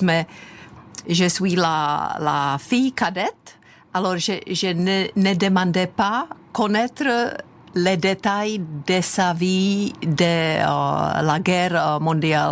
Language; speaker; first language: French; non-native, fluent; Czech